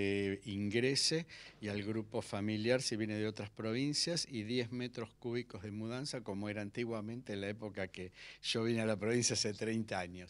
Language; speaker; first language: Spanish; native; Spanish